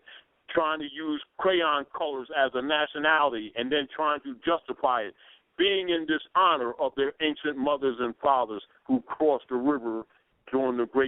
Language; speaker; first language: English; native; English